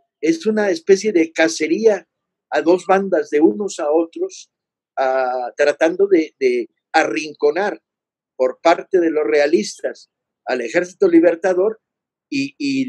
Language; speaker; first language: Spanish; native; Spanish